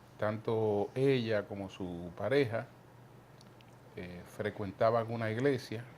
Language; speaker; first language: Spanish; native; Spanish